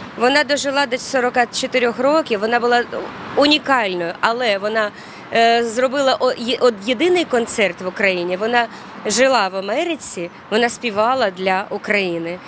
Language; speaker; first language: Ukrainian; non-native, local second language; Russian